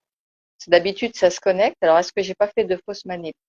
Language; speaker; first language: French; native; French